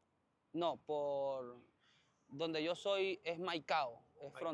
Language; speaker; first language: Spanish; native; Spanish